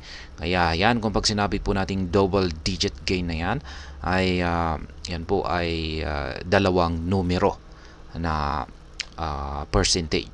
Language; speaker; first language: Filipino; native; Filipino